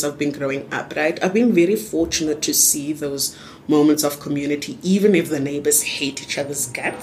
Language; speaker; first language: English; non-native, local second language; Tswana